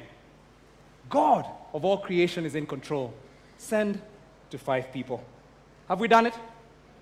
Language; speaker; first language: English; non-native, local second language; Kikuyu